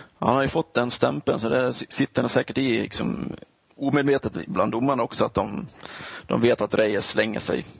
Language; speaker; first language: Swedish; native; Swedish